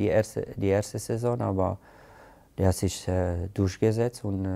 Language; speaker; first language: German; non-native, fluent; Italian